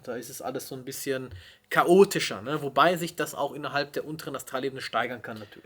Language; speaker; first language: German; native; German